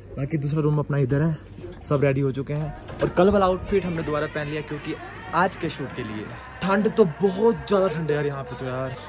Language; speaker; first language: Hindi; native; Hindi